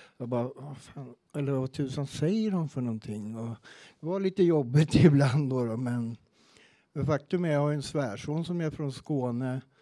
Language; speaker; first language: Swedish; native; Swedish